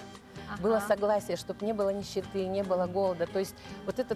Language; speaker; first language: Russian; native; Russian